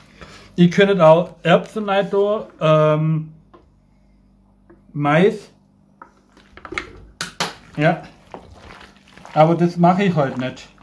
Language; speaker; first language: German; non-native, fluent; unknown